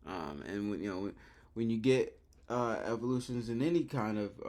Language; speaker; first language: English; native; English